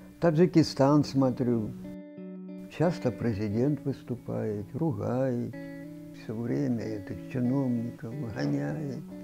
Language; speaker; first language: Russian; native; Russian